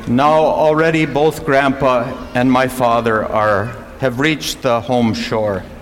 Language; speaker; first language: English; native; English